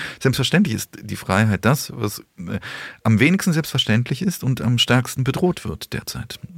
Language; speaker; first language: German; early bilingual, other home language; Polish